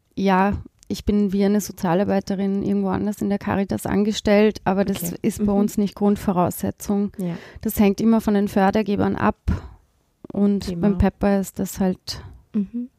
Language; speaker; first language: German; native; German